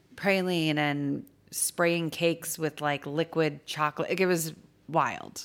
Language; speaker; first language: English; native; English